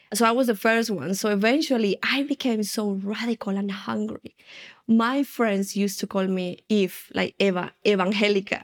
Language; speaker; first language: English; non-native, fluent; Spanish